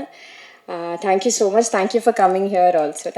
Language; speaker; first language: Tamil; non-native, learner; Malayalam